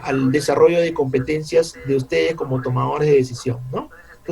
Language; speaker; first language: Spanish; native; Spanish